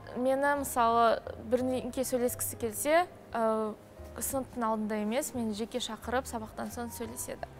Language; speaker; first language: Kazakh; native; Kazakh